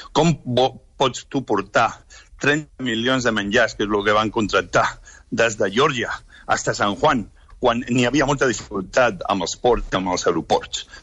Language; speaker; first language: Catalan; non-native, local second language; Spanish